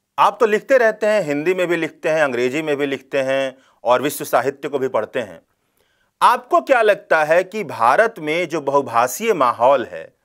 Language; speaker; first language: Hindi; native; Hindi